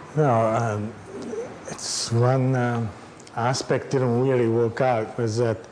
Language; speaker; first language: English; non-native, fluent; Japanese